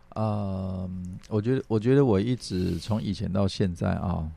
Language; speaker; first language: Chinese; native; Chinese